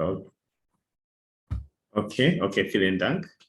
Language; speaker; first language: German; non-native, fluent; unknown